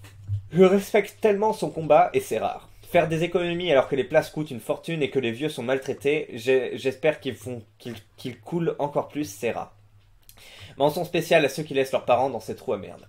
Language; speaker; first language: French; native; French